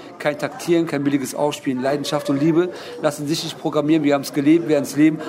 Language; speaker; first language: German; early bilingual, other home language; Turkish